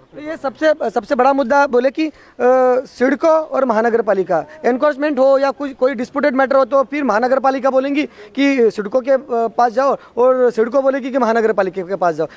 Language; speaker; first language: Hindi; non-native, local second language; Marathi